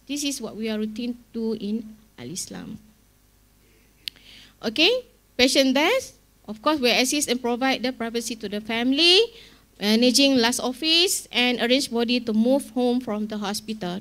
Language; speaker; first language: English; non-native, local second language; Malay